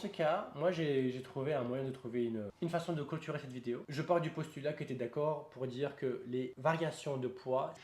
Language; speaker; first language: French; native; French